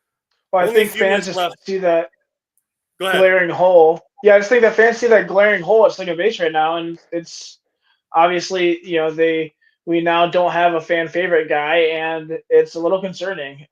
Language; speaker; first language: English; native; English